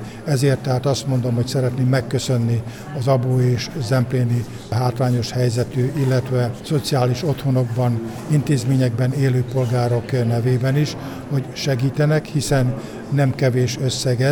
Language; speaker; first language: Hungarian; native; Hungarian